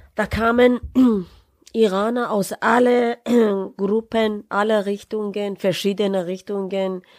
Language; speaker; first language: German; non-native, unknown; Persian